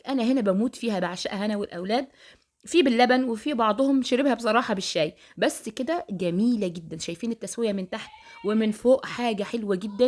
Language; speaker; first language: Arabic; native; Arabic